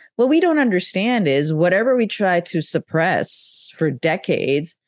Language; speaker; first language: English; non-native, local second language; Urdu